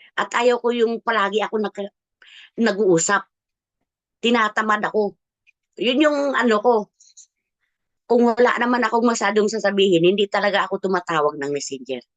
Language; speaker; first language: Filipino; non-native, local second language; Cebuano